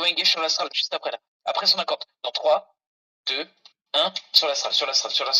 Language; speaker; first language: French; native; French